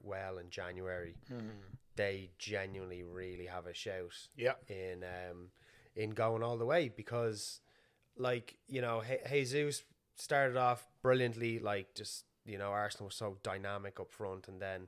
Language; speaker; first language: English; native; English